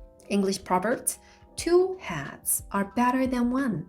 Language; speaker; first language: English; non-native, fluent; Korean